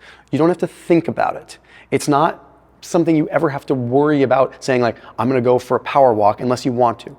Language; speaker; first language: English; native; English